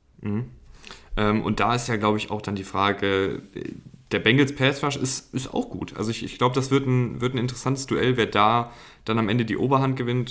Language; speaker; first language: German; native; German